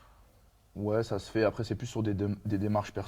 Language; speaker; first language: French; native; French